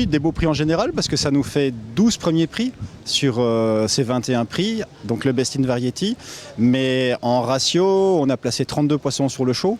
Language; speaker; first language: French; native; French